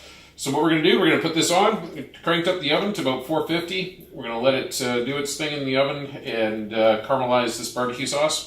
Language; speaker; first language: English; native; English